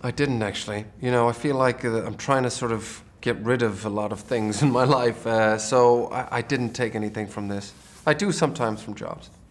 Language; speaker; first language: English; native; English